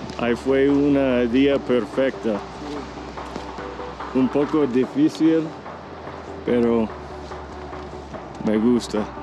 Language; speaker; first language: Spanish; non-native, learner; English